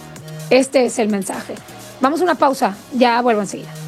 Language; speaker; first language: Spanish; native; Spanish